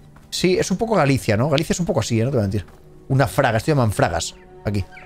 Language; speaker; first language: Spanish; native; Spanish